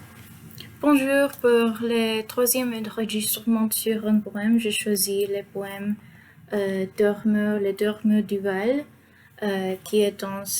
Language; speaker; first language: French; non-native, fluent; Spanish